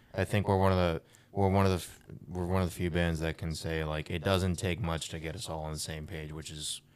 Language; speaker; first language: English; native; English